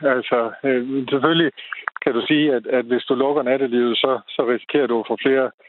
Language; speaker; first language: Danish; native; Danish